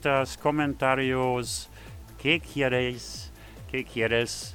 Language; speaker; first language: Spanish; non-native, fluent; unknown